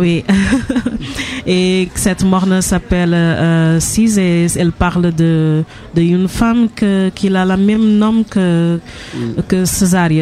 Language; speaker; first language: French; non-native, learner; Portuguese